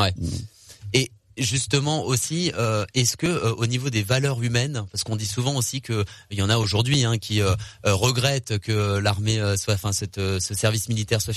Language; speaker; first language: French; native; French